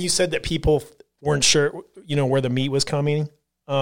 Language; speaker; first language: English; native; English